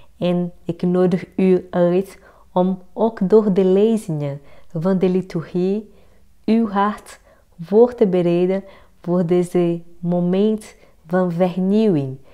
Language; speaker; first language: Dutch; non-native, fluent; Portuguese